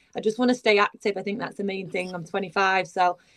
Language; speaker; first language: English; early bilingual, other home language; Bulgarian